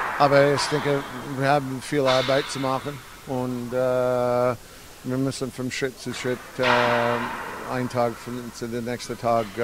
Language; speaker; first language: German; non-native, learner; English